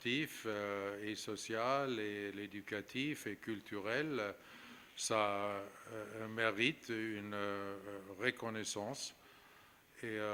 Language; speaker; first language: French; non-native, fluent; German